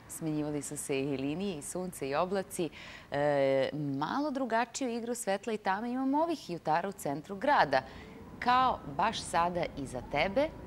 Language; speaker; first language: Serbian; native; Serbian